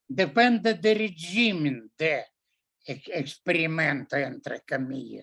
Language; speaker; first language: Spanish; non-native, learner; Russian